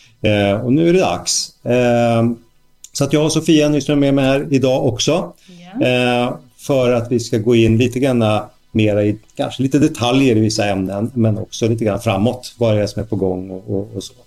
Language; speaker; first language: Swedish; native; Swedish